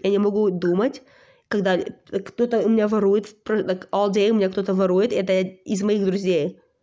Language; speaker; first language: Russian; early bilingual, heritage; Russian